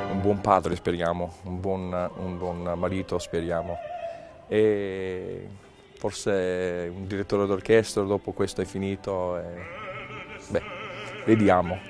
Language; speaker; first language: Italian; non-native, learner; English